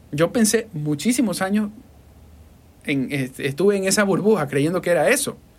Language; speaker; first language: Spanish; native; Spanish